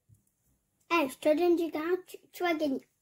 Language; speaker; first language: French; native; French